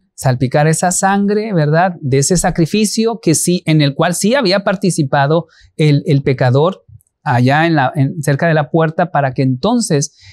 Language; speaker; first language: Spanish; native; Spanish